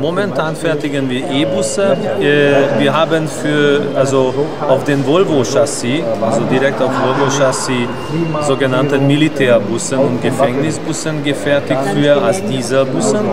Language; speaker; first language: German; non-native, learner; Hungarian